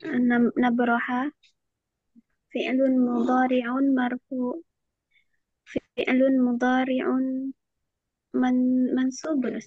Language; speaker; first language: Arabic; non-native, learner; Indonesian